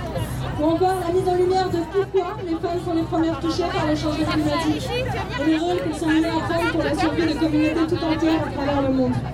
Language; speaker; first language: French; native; French